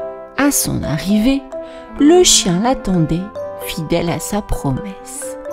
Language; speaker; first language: French; native; French